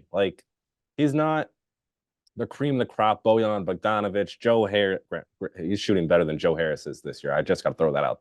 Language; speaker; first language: English; native; English